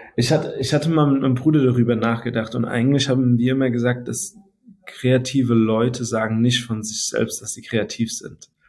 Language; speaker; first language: German; native; German